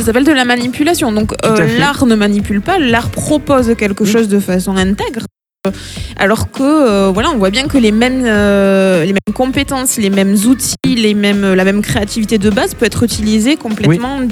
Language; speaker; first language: French; native; French